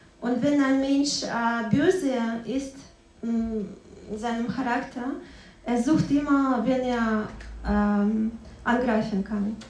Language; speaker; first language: German; non-native, fluent; Russian